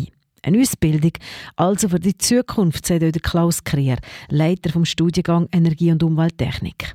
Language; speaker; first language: German; native; German